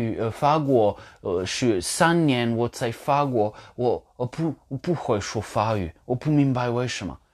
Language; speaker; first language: Chinese; non-native, learner; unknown